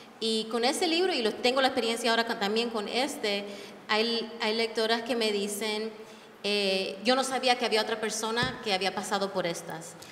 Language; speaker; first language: Spanish; early bilingual, heritage; Spanish